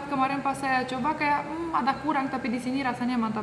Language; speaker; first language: Indonesian; non-native, fluent; Romanian